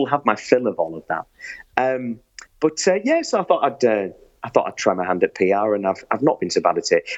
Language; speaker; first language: English; native; English